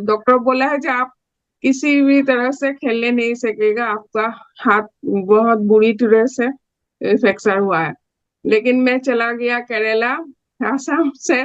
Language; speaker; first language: Hindi; non-native, local second language; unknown